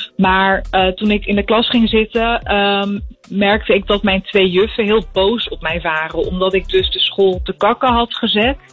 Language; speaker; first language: Dutch; early bilingual, other home language; Arabic